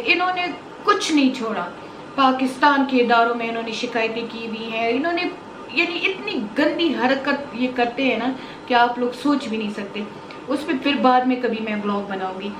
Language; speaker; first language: Urdu; non-native, local second language; Pashto